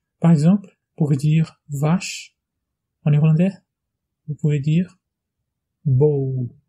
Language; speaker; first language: French; non-native, fluent; Portuguese